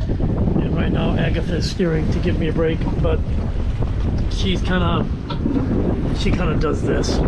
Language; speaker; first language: English; native; English